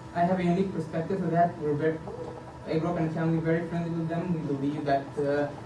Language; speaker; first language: English; non-native, fluent; Arabic